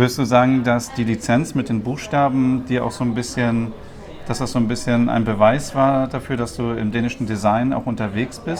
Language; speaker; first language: German; native; German